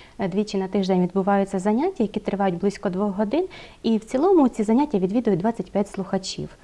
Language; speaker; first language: Ukrainian; native; Ukrainian